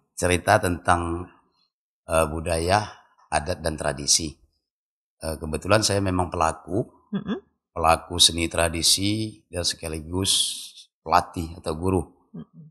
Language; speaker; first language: Indonesian; non-native, local second language; Malay